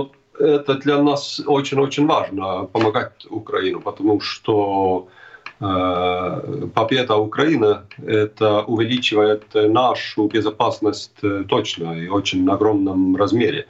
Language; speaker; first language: Russian; non-native, fluent; Estonian